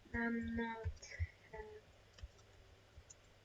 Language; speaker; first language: English; non-native, learner; Polish